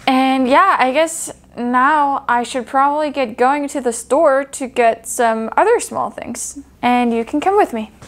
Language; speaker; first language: English; non-native, fluent; German